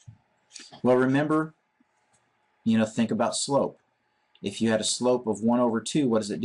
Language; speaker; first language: English; native; English